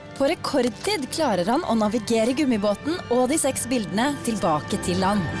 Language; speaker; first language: Norwegian; native; Norwegian